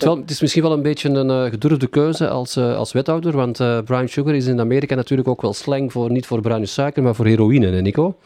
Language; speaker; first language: Dutch; native; Dutch